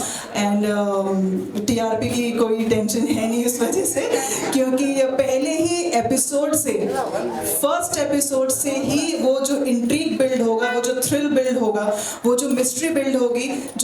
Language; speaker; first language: Hindi; native; Hindi